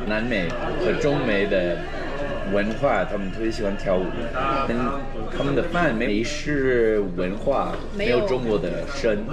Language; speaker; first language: Chinese; non-native, fluent; English